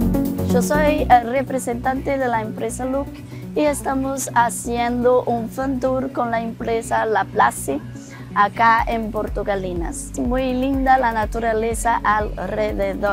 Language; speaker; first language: Spanish; non-native, fluent; Portuguese